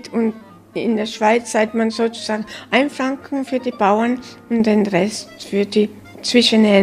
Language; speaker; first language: German; early bilingual, heritage; German